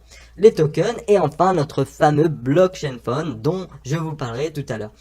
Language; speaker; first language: French; native; French